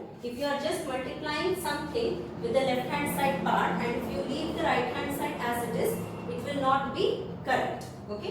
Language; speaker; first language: English; non-native, local second language; Hindi